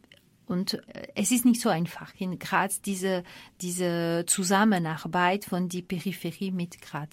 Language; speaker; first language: German; non-native, fluent; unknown